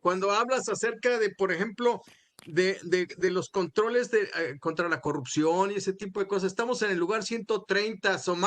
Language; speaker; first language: Spanish; native; Spanish